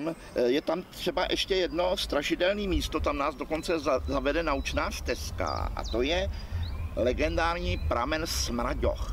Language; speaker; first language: Czech; native; Czech